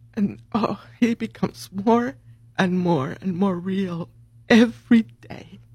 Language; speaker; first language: English; early bilingual, other home language; Spanish